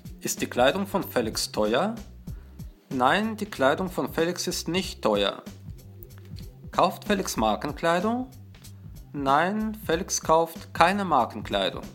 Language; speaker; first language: German; non-native, fluent; Russian